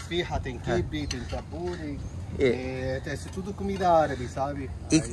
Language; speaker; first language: Portuguese; non-native, fluent; Arabic